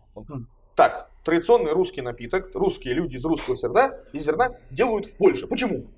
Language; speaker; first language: Russian; native; Russian